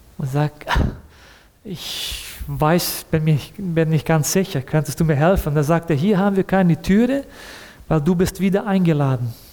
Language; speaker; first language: German; early bilingual, heritage; German